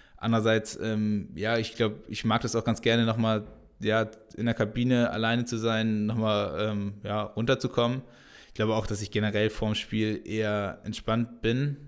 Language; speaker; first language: German; native; German